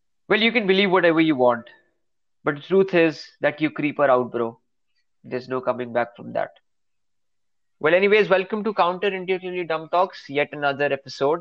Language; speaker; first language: English; non-native, local second language; Hindi